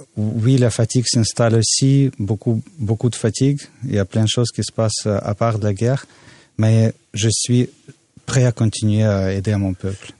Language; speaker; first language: French; non-native, fluent; Russian